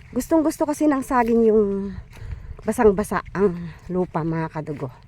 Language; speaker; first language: Filipino; non-native, local second language; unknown